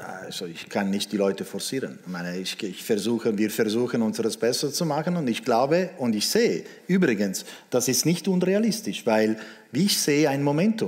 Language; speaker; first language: German; non-native, local second language; Italian